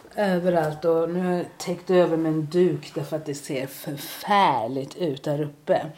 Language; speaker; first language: Swedish; early bilingual, other home language; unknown